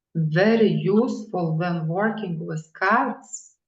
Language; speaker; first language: English; non-native, fluent; Lithuanian